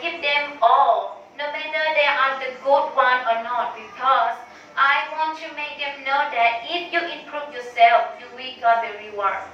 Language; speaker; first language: English; non-native, learner; Thai